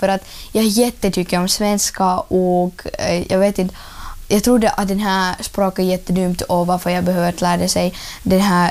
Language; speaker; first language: Swedish; non-native, learner; Russian